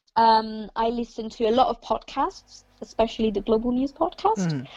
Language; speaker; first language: English; non-native, fluent; Italian